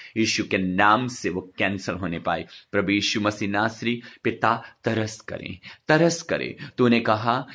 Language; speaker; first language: Hindi; non-native, local second language; Punjabi